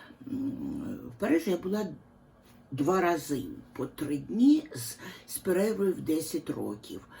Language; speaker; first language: Ukrainian; non-native, local second language; Russian